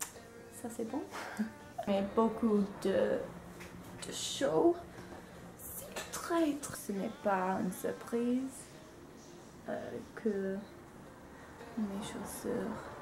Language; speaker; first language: French; non-native, learner; English